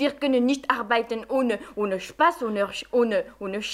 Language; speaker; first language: German; non-native, fluent; French